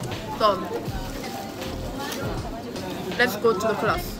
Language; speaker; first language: English; non-native, learner; Korean